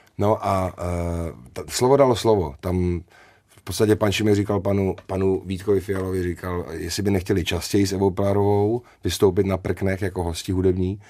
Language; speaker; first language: Czech; native; Czech